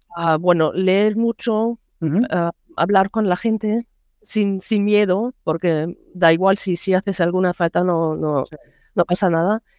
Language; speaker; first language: Spanish; non-native, learner; German